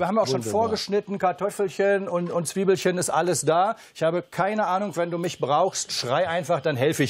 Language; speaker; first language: German; native; German